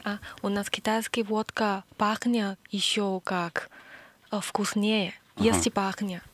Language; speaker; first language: Russian; non-native, learner; Chinese